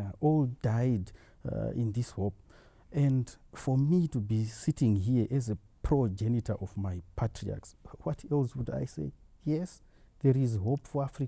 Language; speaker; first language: English; non-native, local second language; Shona